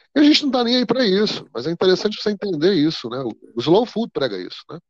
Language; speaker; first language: Portuguese; native; Portuguese